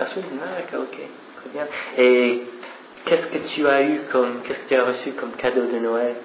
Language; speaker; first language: French; non-native, fluent; English